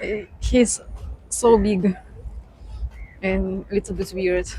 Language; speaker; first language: English; non-native, fluent; Russian